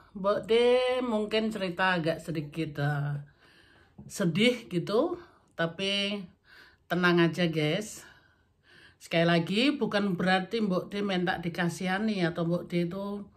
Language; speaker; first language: Indonesian; non-native, local second language; Javanese